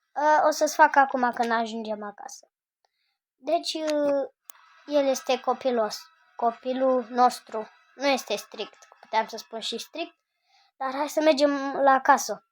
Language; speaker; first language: Romanian; native; Romanian